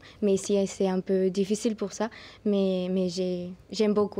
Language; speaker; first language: French; non-native, learner; Spanish